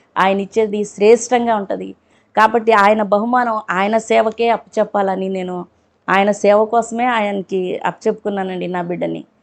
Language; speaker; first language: Telugu; non-native, local second language; Urdu